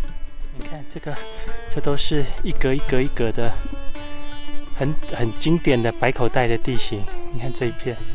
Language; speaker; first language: Chinese; native; Chinese